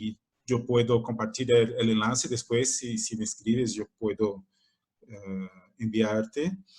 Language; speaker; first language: Spanish; non-native, fluent; Portuguese